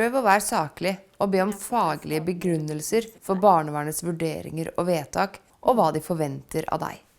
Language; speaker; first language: Norwegian; native; Norwegian